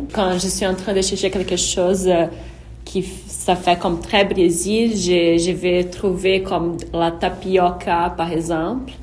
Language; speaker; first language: French; non-native, fluent; Portuguese